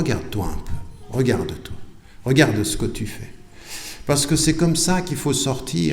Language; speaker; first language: French; native; French